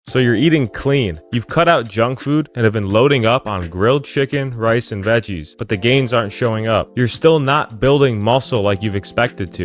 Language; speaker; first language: English; native; English